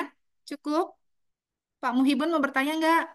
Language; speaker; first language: Indonesian; native; Indonesian